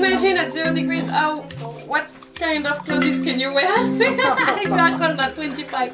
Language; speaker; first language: English; non-native, learner; French